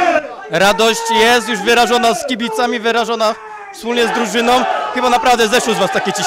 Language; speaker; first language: Polish; native; Polish